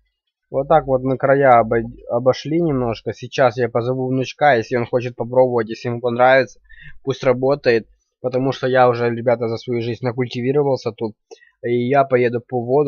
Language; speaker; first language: Russian; native; Russian